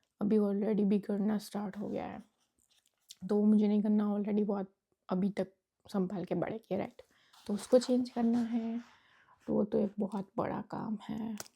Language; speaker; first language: Hindi; non-native, local second language; Gujarati